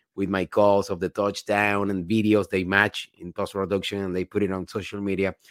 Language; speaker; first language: English; non-native, fluent; Spanish